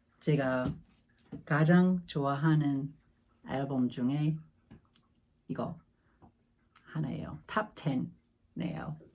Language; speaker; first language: Korean; non-native, learner; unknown